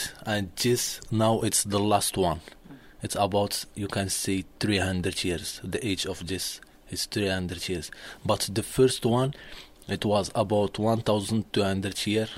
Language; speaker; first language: English; non-native, learner; Arabic